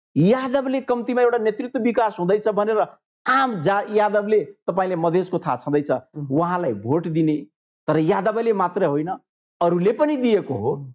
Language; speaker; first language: Nepali; non-native, local second language; Maithili